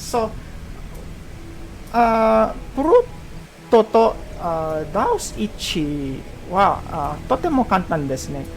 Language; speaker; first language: Japanese; non-native, learner; Filipino